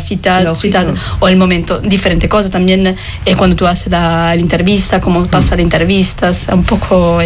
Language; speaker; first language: Spanish; non-native, fluent; Italian